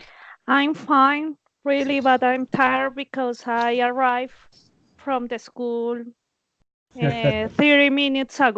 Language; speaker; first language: English; non-native, learner; Spanish